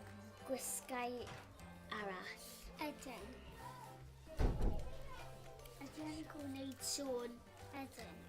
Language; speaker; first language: Welsh; non-native, local second language; English